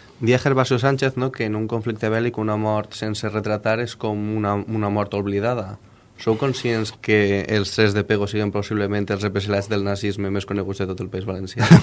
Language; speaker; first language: Catalan; native; Catalan